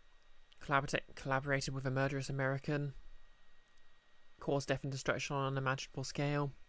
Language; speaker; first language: English; native; English